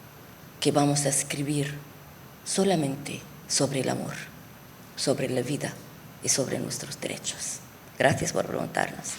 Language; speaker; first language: Spanish; non-native, fluent; Arabic